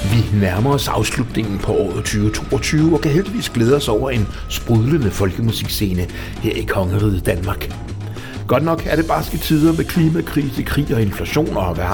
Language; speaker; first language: Danish; native; Danish